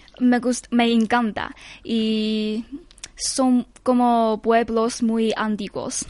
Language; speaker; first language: Spanish; non-native, learner; Chinese